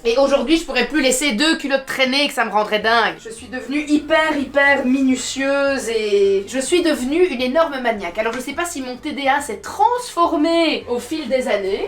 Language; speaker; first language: French; native; French